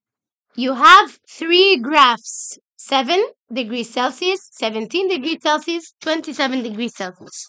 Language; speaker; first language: English; non-native, local second language; Arabic